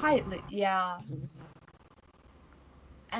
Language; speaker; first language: English; non-native, learner; Vietnamese